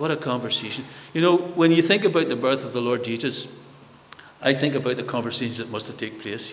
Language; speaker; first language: English; native; English